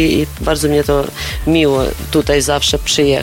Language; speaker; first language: Polish; non-native, learner; Ukrainian